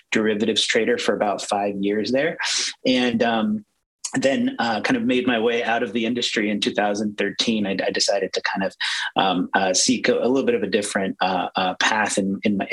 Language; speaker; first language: English; native; English